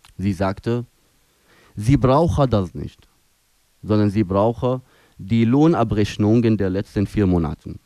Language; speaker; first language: German; non-native, fluent; Arabic